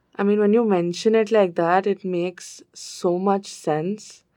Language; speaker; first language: English; non-native, local second language; Hindi